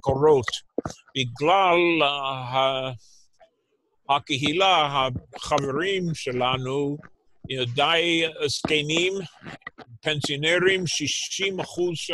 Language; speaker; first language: Hebrew; non-native, fluent; English